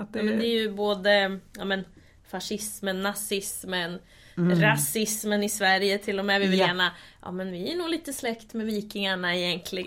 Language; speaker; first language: Swedish; native; Swedish